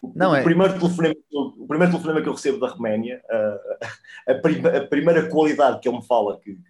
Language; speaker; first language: Portuguese; native; Portuguese